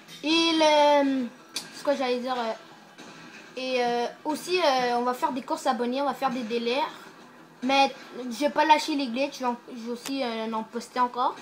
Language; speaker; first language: French; native; French